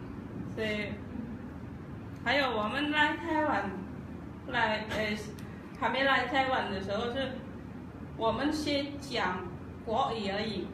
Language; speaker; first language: Chinese; non-native, learner; Javanese